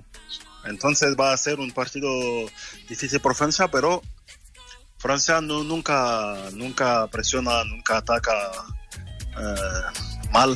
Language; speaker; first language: Spanish; non-native, fluent; French